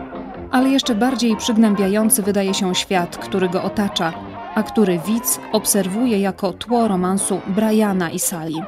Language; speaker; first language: Polish; native; Polish